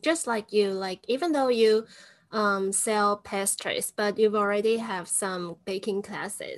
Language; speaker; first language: English; non-native, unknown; Chinese